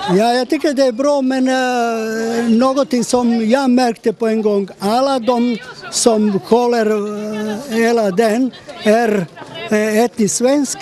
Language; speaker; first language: Swedish; non-native, fluent; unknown